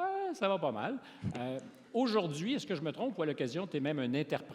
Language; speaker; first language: French; native; French